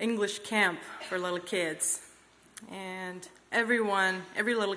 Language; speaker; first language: English; non-native, fluent; Kazakh